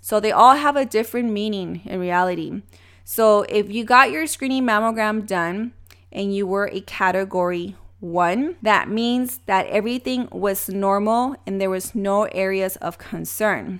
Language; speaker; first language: English; early bilingual, other home language; Spanish